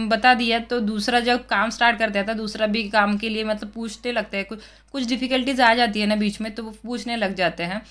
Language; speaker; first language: Hindi; non-native, local second language; Marathi